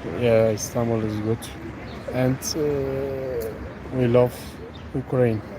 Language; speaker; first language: English; non-native, learner; Turkish